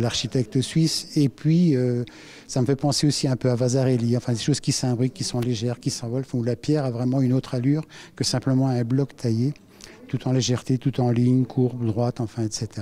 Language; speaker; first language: French; native; French